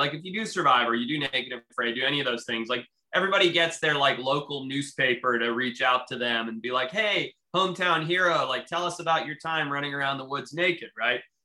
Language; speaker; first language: English; native; English